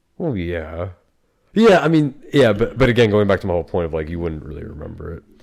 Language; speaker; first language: English; native; English